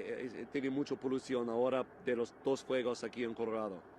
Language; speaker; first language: Spanish; non-native, learner; English